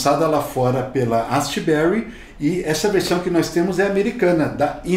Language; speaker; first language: Portuguese; native; Portuguese